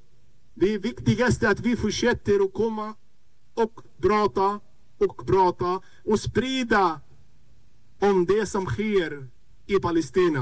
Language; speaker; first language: Swedish; non-native, fluent; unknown